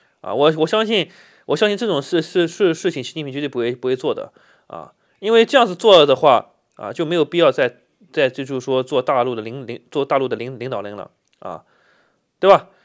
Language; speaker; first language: Chinese; native; Chinese